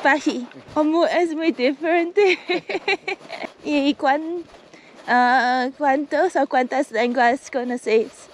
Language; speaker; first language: Spanish; non-native, learner; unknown